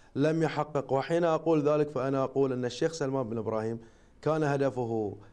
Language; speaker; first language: Arabic; native; Arabic